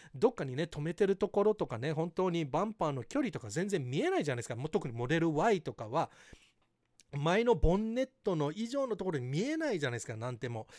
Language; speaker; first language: Japanese; early bilingual, heritage; Japanese